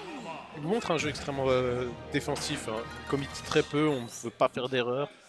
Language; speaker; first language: French; native; French